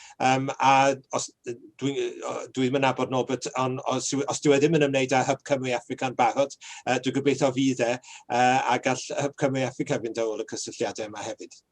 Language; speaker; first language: Welsh; native; Welsh